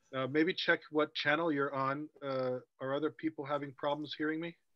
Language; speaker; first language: English; native; English